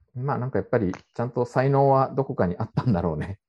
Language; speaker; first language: Japanese; native; Japanese